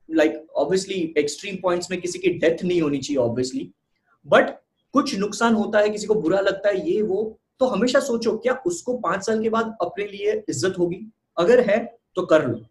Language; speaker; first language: Hindi; native; Hindi